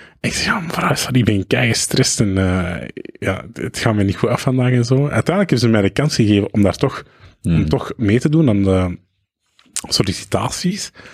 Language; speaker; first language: Dutch; early bilingual, other home language; Arabic